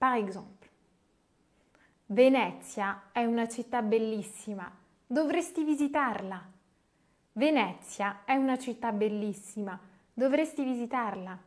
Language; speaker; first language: Italian; non-native, fluent; French